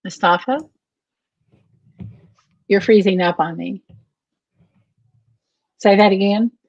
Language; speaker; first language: English; native; English